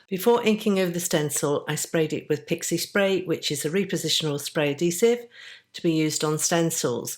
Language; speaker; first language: English; native; English